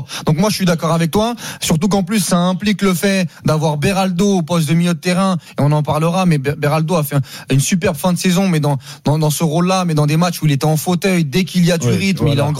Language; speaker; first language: French; native; French